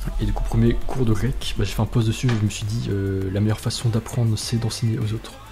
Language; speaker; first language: French; native; French